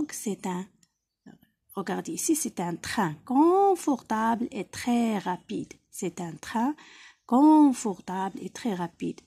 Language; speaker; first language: French; non-native, local second language; Arabic